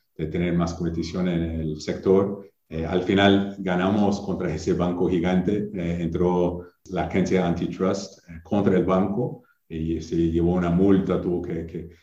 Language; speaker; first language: Spanish; non-native, fluent; English